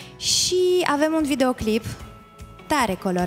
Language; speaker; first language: Romanian; native; Romanian